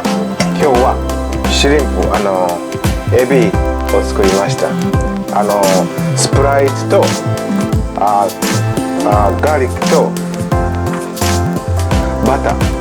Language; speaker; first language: Japanese; non-native, learner; Swahili